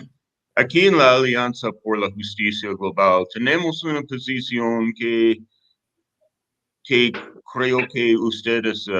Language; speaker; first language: Spanish; non-native, fluent; English